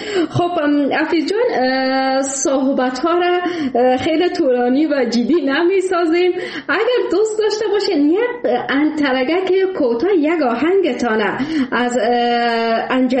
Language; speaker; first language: Persian; native; Persian